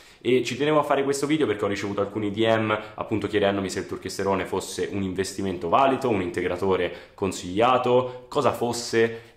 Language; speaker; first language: Italian; native; Italian